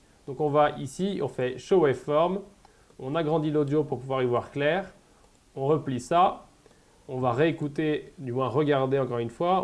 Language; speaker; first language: French; native; French